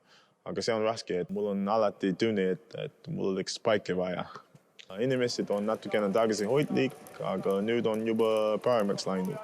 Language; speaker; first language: Estonian; non-native, fluent; English